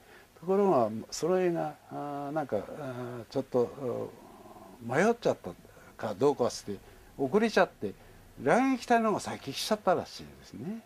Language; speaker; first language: Japanese; native; Japanese